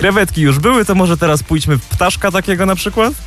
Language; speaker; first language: Polish; native; Polish